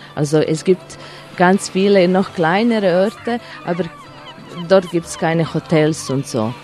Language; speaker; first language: German; non-native, fluent; Croatian